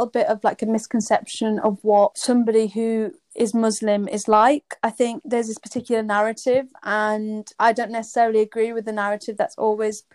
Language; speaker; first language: English; native; English